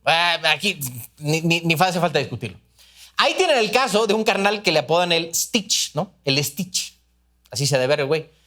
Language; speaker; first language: Spanish; native; Spanish